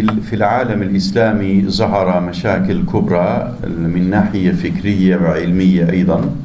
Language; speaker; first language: Arabic; non-native, fluent; Turkish